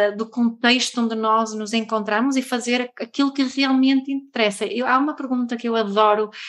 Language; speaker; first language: Portuguese; non-native, fluent; Swedish